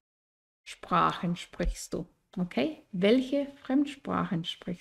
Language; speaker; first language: German; non-native, fluent; Spanish